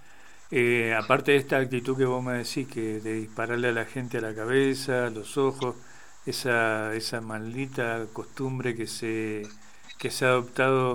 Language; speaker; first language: Spanish; native; Spanish